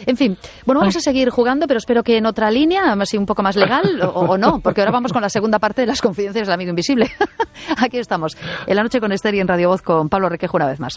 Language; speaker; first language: Spanish; native; Spanish